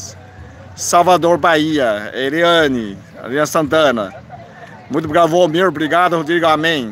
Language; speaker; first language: Portuguese; non-native, fluent; Chinese